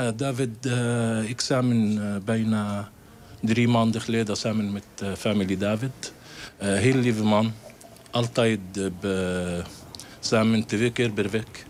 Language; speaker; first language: Dutch; non-native, learner; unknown